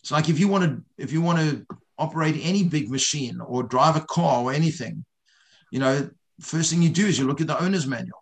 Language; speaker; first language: English; native; English